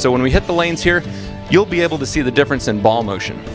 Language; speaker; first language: English; native; English